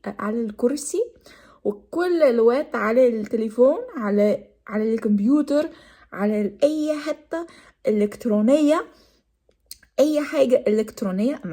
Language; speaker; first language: Arabic; non-native, learner; English